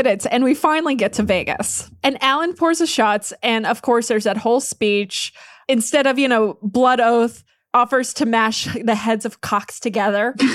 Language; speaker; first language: English; non-native, fluent; Polish